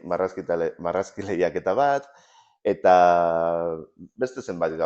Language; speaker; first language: Basque; non-native, local second language; Spanish